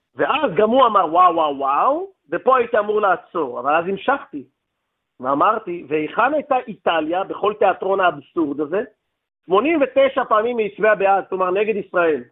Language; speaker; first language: Hebrew; native; Hebrew